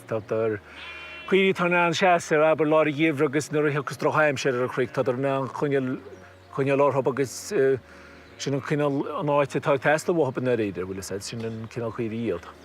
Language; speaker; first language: Irish; native; Irish